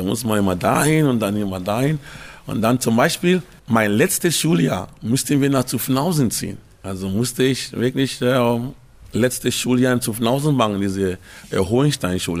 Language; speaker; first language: German; early bilingual, other home language; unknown